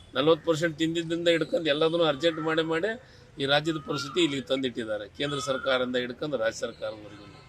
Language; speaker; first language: Kannada; native; Kannada